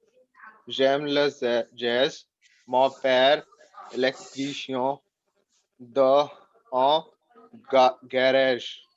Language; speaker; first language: French; non-native, learner; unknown